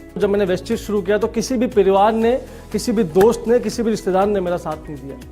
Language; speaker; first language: Hindi; native; Hindi